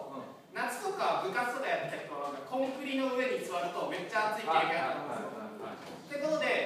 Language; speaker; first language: Japanese; native; Japanese